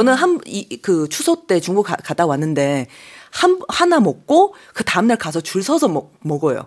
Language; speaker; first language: Korean; non-native, fluent; Chinese